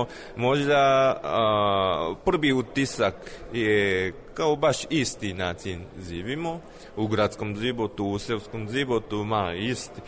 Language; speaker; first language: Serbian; non-native, learner; Japanese